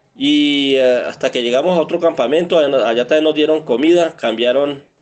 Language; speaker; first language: Spanish; native; Spanish